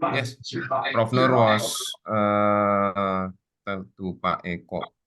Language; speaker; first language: English; non-native, learner; Indonesian